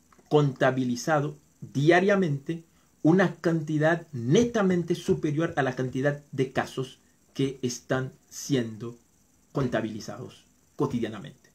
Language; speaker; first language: Spanish; non-native, fluent; Haitian Creole